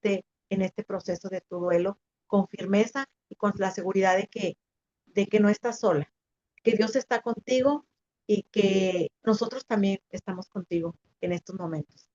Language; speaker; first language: Spanish; native; Spanish